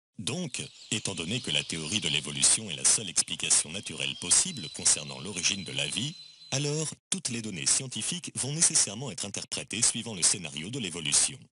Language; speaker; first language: French; native; French